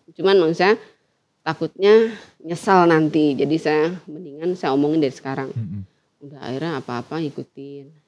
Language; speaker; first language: Indonesian; non-native, local second language; Sundanese